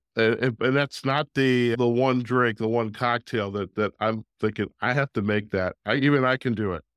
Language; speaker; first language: English; native; English